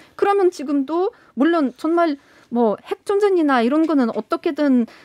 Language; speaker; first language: Korean; non-native, fluent; Ukrainian